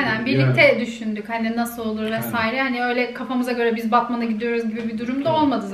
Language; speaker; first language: Turkish; native; Turkish